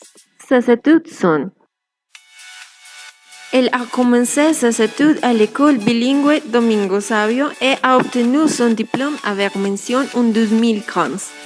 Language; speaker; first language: French; non-native, learner; Spanish